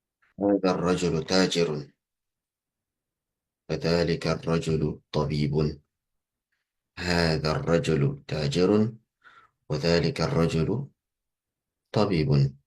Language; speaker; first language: Arabic; non-native, fluent; Yoruba